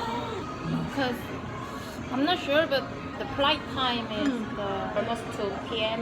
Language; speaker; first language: English; non-native, learner; Korean